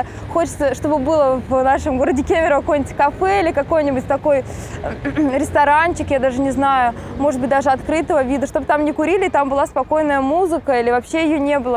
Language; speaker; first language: Russian; native; Russian